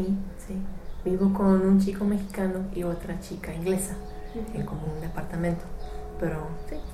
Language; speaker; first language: Spanish; non-native, fluent; English